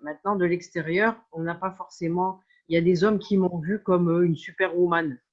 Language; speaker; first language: French; native; French